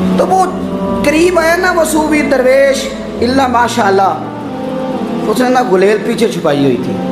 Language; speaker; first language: Urdu; non-native, local second language; Punjabi